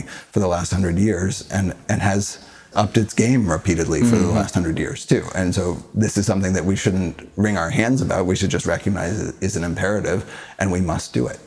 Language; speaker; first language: English; native; English